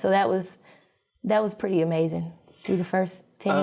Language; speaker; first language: English; native; English